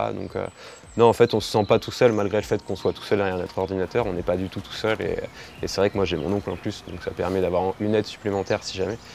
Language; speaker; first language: French; native; French